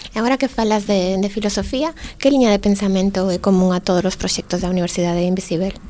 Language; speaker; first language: Galician; native; Galician